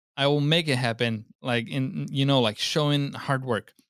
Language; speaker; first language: English; non-native, fluent; Portuguese